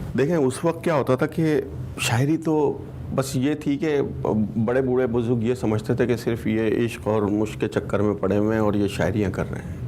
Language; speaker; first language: Urdu; native; Urdu